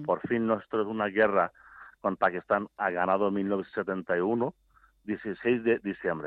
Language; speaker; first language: Spanish; non-native, learner; Bangla